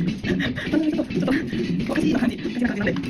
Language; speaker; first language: Japanese; non-native, learner; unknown